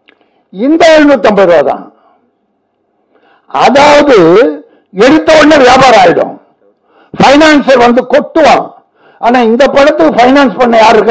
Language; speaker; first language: Tamil; native; Tamil